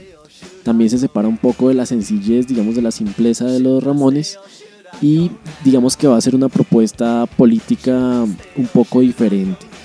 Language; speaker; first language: Spanish; native; Spanish